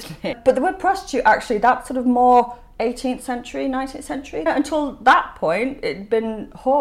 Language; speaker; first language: English; native; English